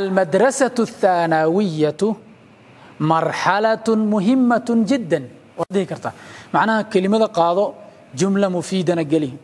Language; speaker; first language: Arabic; non-native, local second language; Somali